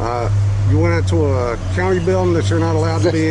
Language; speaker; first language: English; native; English